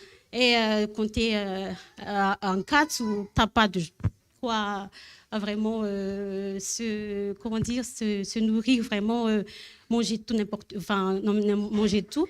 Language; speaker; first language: French; non-native, learner; Malagasy